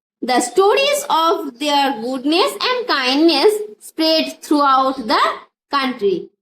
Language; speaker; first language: English; non-native, local second language; Bangla